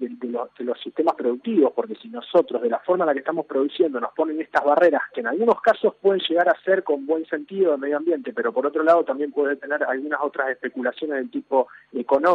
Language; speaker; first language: Spanish; native; Spanish